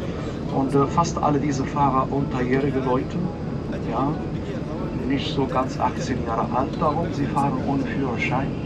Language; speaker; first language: German; non-native, fluent; Arabic